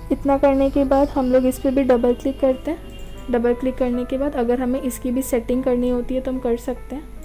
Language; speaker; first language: Hindi; native; Hindi